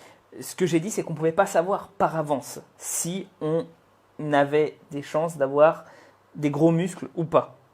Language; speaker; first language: French; native; French